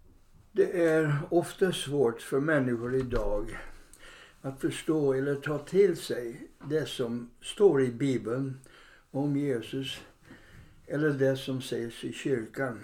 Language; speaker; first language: Swedish; non-native, fluent; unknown